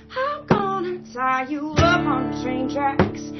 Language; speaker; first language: English; native; English